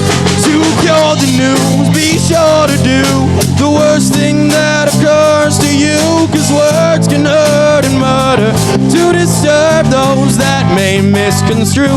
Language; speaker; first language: English; native; English